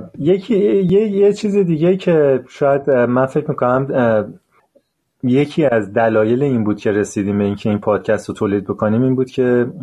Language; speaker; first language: Persian; native; Persian